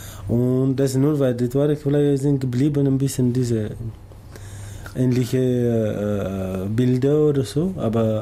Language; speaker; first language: German; non-native, learner; Tamasheq